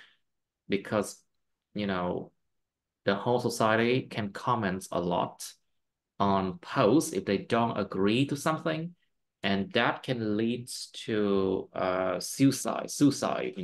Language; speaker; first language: English; non-native, fluent; Vietnamese